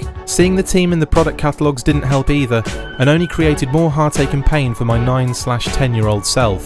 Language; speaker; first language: English; native; English